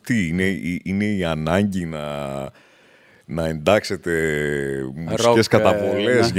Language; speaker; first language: Greek; native; Greek